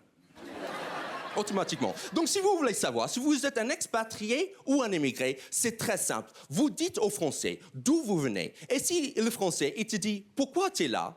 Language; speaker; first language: French; non-native, fluent; English